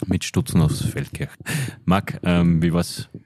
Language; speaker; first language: German; native; German